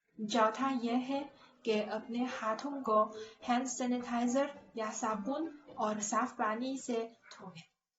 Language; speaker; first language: Urdu; non-native, learner; Chinese